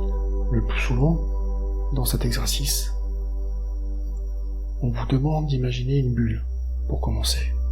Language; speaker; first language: French; native; French